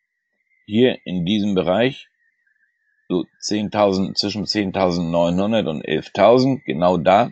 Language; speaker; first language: German; native; German